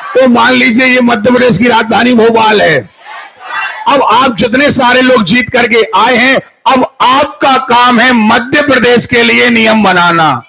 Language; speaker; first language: Hindi; native; Hindi